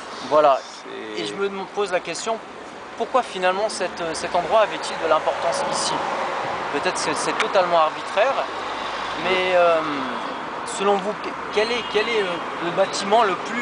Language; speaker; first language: French; native; French